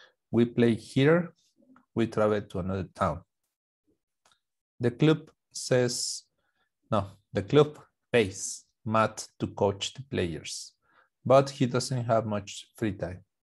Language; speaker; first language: English; non-native, fluent; Spanish